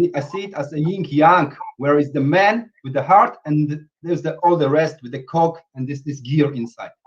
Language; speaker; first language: English; non-native, fluent; Polish